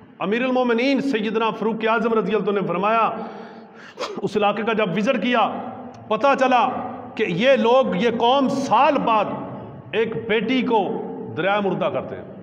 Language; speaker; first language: Urdu; non-native, local second language; Punjabi